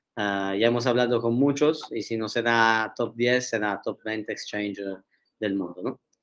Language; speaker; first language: Spanish; non-native, fluent; Italian